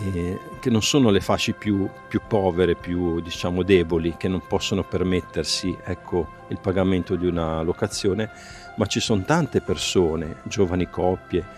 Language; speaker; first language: Italian; native; Italian